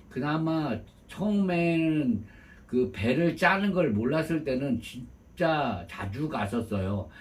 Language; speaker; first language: Korean; native; Korean